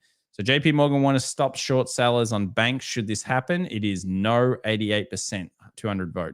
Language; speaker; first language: English; native; English